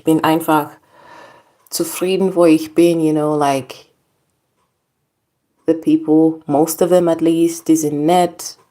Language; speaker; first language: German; non-native, learner; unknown